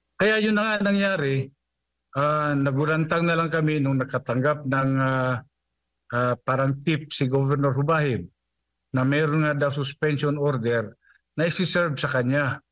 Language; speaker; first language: Filipino; non-native, local second language; Cebuano